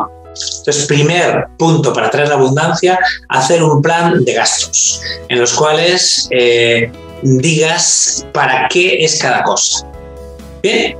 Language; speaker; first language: Spanish; native; Spanish